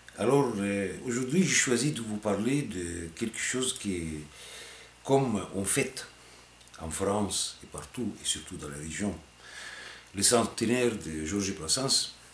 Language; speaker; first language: French; non-native, fluent; Arabic